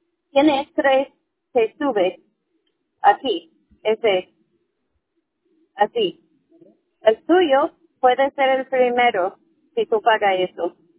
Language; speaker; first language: Spanish; non-native, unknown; English